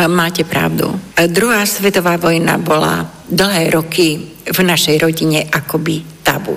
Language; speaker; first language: Slovak; non-native, local second language; Romany